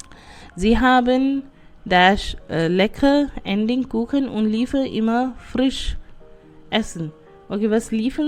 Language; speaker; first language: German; non-native, fluent; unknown